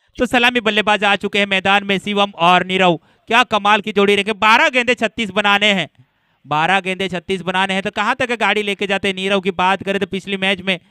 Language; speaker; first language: Hindi; non-native, local second language; Gujarati